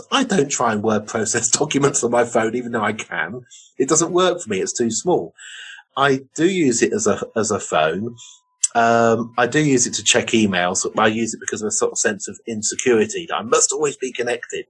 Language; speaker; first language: English; native; English